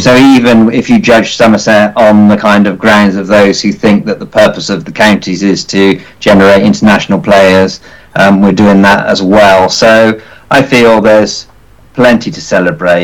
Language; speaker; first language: English; native; English